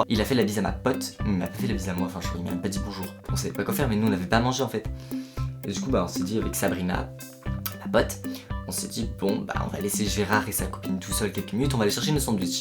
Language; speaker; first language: French; native; French